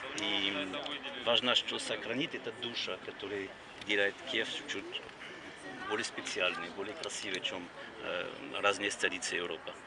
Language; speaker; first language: Russian; non-native, learner; French